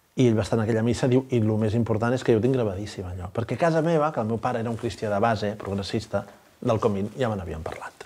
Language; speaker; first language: Catalan; native; Catalan